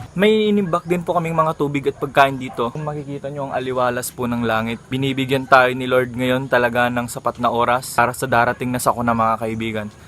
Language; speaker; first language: Filipino; non-native, local second language; Iloko